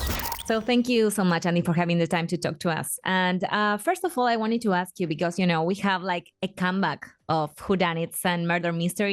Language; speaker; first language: English; non-native, fluent; Spanish